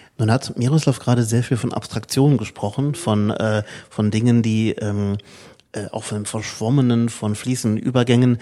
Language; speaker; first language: German; native; German